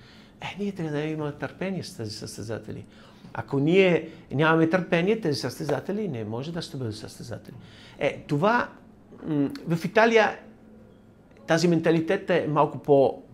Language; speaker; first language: Bulgarian; non-native, learner; Italian